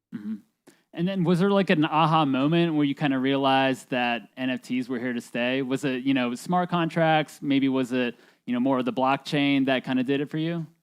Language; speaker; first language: English; native; English